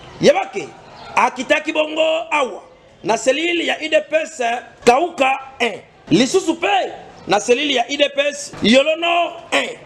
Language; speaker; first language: Lingala; native; Lingala